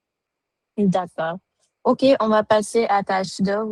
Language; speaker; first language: French; non-native, fluent; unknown